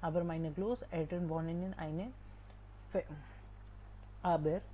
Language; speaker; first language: German; non-native, fluent; Hindi